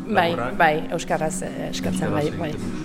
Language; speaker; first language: Basque; non-native, learner; French